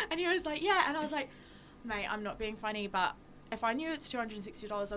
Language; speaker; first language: English; native; English